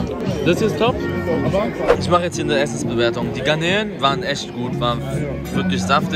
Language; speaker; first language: German; native; German